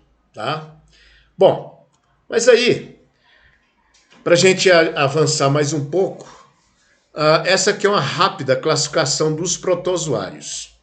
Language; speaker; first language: Portuguese; native; Portuguese